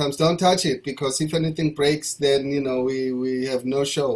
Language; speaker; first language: English; non-native, local second language; Zulu